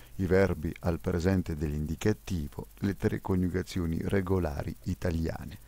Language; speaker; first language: Italian; non-native, fluent; French